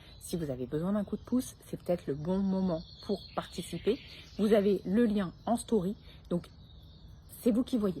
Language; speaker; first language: French; native; French